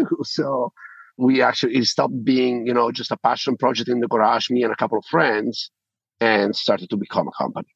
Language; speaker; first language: English; non-native, fluent; Italian